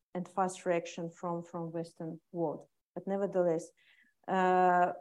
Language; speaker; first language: English; non-native, fluent; Russian